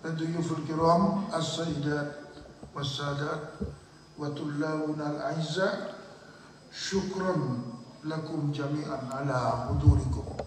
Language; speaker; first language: Arabic; non-native, learner; Indonesian